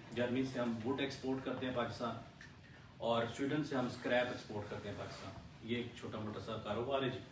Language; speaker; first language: Urdu; non-native, local second language; Punjabi